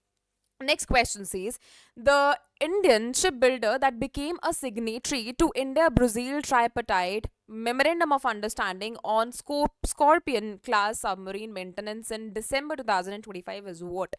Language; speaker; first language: English; non-native, local second language; Hindi